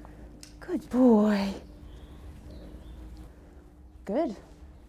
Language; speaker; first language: English; native; English